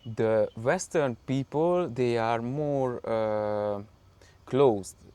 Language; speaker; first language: English; non-native, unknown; Hungarian